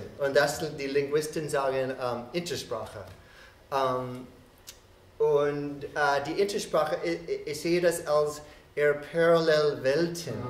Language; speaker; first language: German; non-native, fluent; English